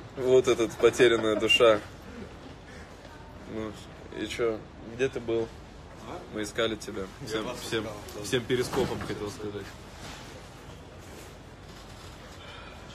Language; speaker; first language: Russian; native; Russian